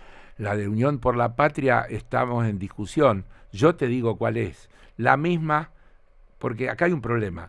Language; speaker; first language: Spanish; native; Spanish